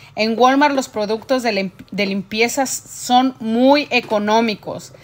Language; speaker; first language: Spanish; native; Spanish